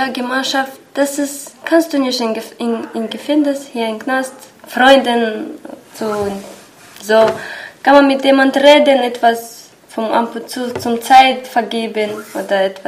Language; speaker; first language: German; non-native, learner; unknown